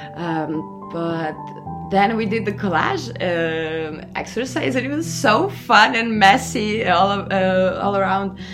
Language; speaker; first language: English; non-native, fluent; Serbian